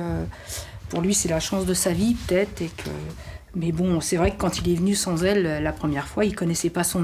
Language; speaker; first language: French; native; French